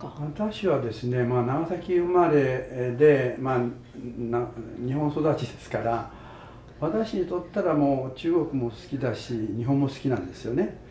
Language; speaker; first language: Japanese; native; Japanese